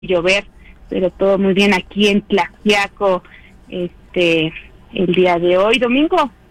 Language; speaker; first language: Spanish; non-native, local second language; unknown